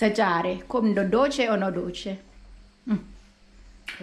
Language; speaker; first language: Italian; non-native, learner; Thai